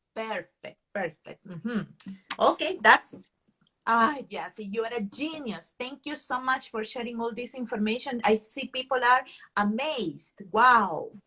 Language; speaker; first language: English; non-native, fluent; Spanish